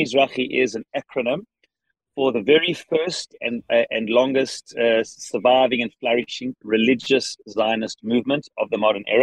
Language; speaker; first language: English; native; English